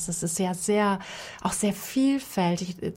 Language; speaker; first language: German; native; German